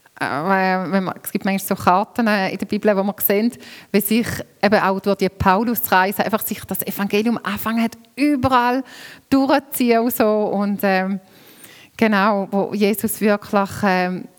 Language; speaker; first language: German; native; German